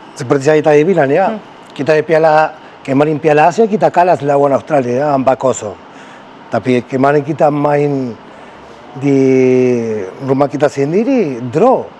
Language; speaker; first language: Indonesian; non-native, fluent; Spanish